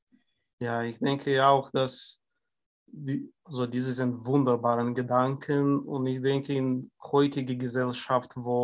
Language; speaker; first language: German; non-native, fluent; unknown